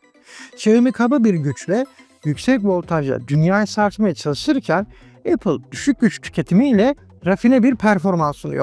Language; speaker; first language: Turkish; native; Turkish